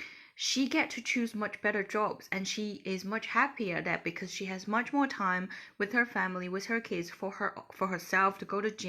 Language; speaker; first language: English; non-native, fluent; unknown